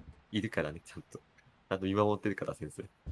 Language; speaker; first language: Japanese; native; Japanese